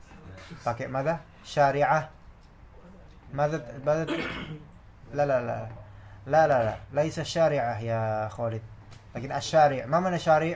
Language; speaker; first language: Arabic; non-native, fluent; Indonesian